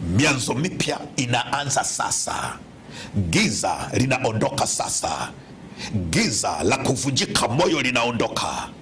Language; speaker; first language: Swahili; native; Swahili